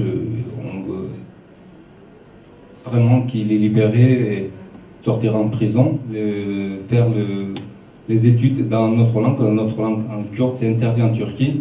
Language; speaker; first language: French; non-native, learner; Kurdish